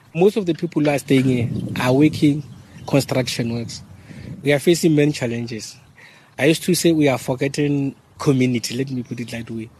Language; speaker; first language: English; non-native, local second language; Northern Sotho